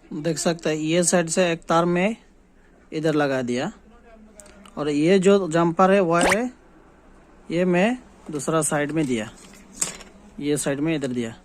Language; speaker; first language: Hindi; non-native, local second language; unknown